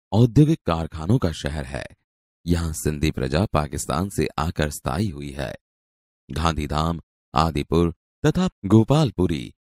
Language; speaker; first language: Hindi; non-native, local second language; Gujarati